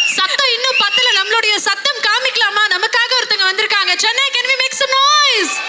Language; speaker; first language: Tamil; native; Tamil